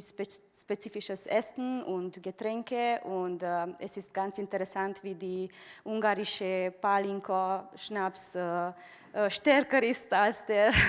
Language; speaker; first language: German; non-native, fluent; Romanian